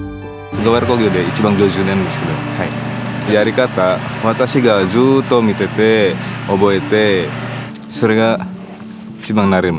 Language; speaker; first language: Japanese; non-native, learner; Indonesian